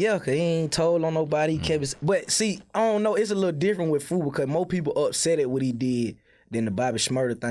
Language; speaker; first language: English; native; English